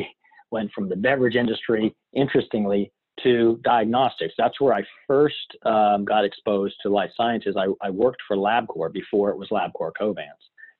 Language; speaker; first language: English; native; English